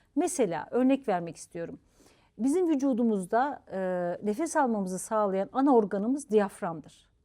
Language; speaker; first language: Turkish; native; Turkish